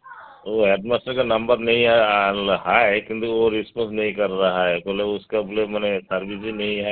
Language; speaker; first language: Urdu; non-native, local second language; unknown